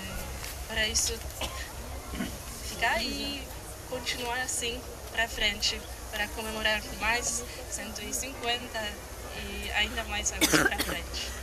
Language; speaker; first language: Portuguese; non-native, fluent; Polish